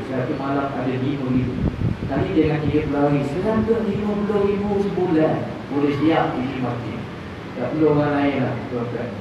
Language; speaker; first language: Malay; native; Malay